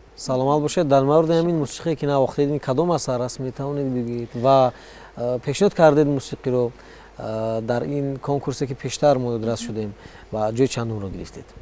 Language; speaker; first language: Tajik; native; Tajik